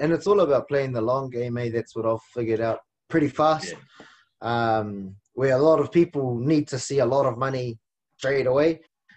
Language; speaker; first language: English; non-native, local second language; Māori